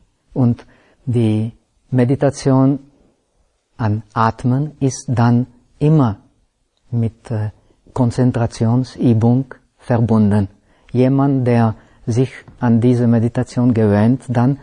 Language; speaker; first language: German; non-native, fluent; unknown